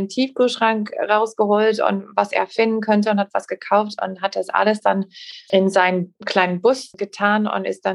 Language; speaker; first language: German; non-native, fluent; English